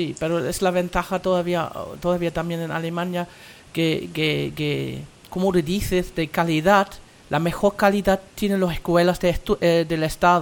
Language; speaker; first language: Spanish; non-native, fluent; German